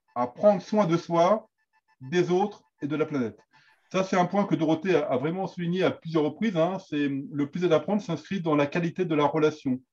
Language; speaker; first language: French; native; French